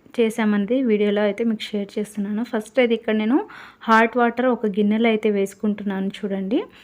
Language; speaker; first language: Telugu; native; Telugu